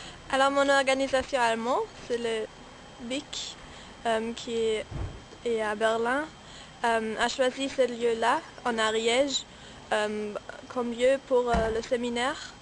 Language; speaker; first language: French; non-native, fluent; German